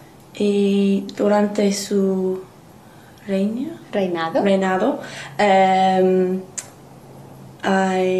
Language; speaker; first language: Spanish; non-native, learner; English